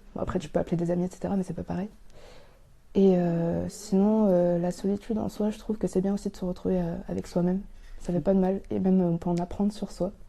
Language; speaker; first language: French; native; French